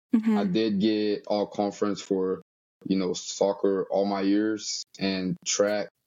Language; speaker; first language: English; early bilingual, other home language; Portuguese